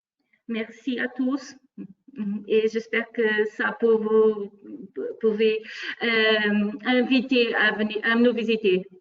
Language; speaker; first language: French; non-native, fluent; Portuguese